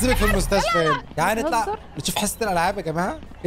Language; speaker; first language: Arabic; native; Arabic